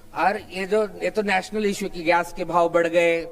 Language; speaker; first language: Hindi; non-native, local second language; Marathi